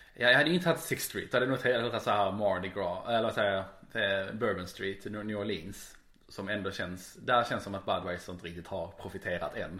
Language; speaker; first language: Swedish; native; Swedish